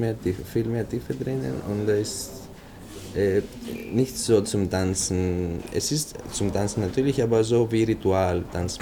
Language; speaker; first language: German; non-native, fluent; Greek